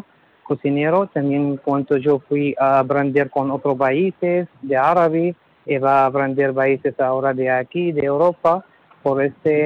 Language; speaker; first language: Spanish; non-native, learner; Arabic